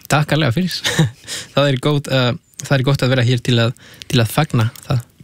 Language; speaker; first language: Icelandic; non-native, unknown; Spanish